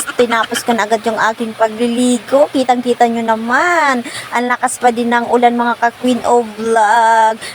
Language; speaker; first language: Filipino; non-native, fluent; Masbatenyo